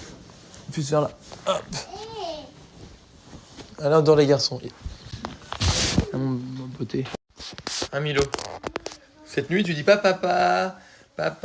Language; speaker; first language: French; native; French